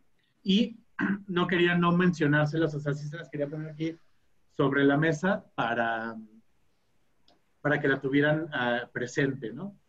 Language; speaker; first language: Spanish; native; Spanish